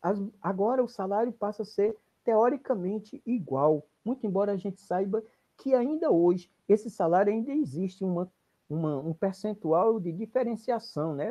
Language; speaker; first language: Portuguese; native; Portuguese